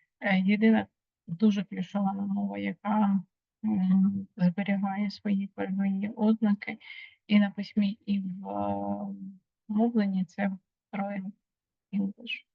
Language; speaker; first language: Ukrainian; native; Ukrainian